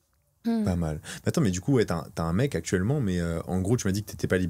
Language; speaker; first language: French; native; French